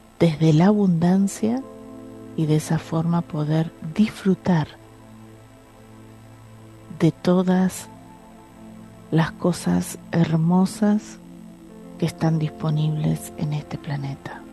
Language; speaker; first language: Spanish; native; Spanish